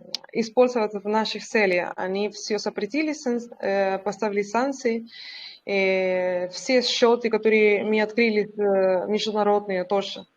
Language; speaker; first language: Russian; non-native, learner; Spanish